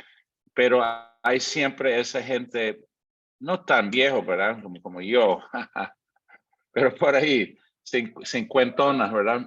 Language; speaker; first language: Spanish; non-native, fluent; English